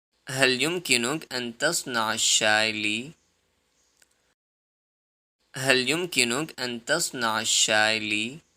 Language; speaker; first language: Arabic; non-native, fluent; Urdu